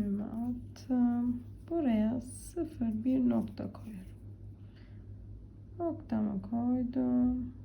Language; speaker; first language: Turkish; native; Turkish